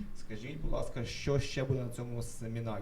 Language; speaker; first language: Ukrainian; native; Ukrainian